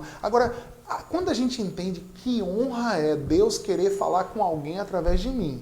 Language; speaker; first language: Portuguese; native; Portuguese